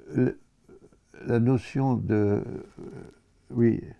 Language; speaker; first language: French; native; French